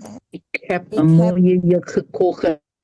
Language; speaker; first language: Dutch; non-native, learner; Indonesian